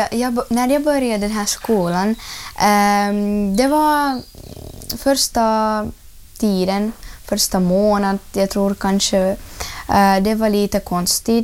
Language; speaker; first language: Swedish; non-native, learner; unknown